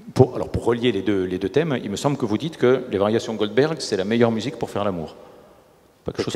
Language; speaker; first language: French; native; French